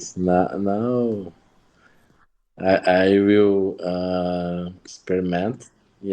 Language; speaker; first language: English; non-native, learner; Portuguese